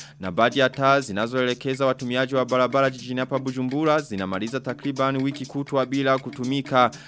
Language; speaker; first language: Swahili; non-native, local second language; Rundi